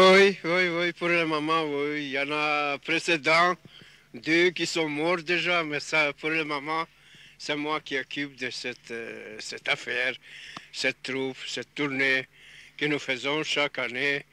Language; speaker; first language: French; non-native, learner; Russian